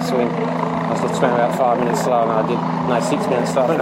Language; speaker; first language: English; native; English